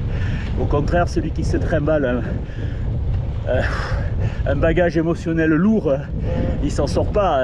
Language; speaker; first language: French; native; French